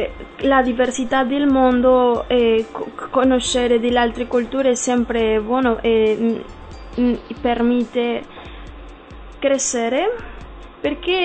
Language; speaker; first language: Italian; non-native, learner; Spanish